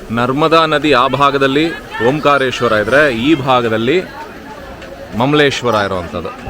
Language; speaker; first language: Kannada; native; Kannada